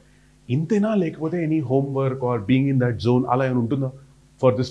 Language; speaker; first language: Telugu; native; Telugu